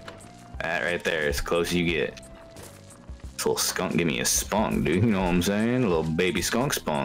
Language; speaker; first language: English; native; English